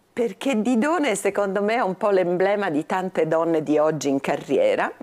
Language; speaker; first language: Italian; native; Italian